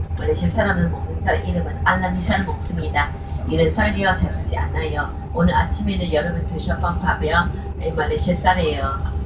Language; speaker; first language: Korean; non-native, learner; Chinese